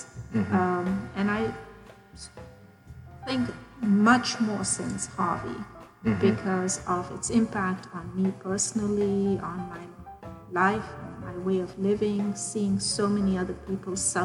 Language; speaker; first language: English; non-native, local second language; Urdu